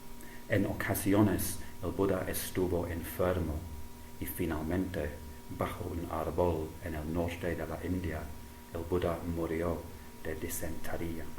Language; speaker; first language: Spanish; non-native, fluent; English